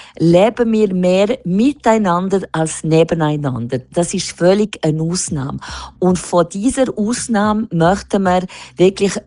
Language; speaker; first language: German; non-native, local second language; French